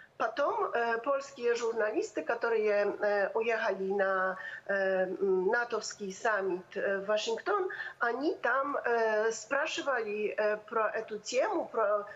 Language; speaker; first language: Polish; non-native, learner; Russian